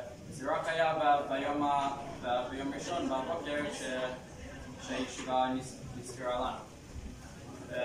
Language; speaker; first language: Hebrew; non-native, fluent; English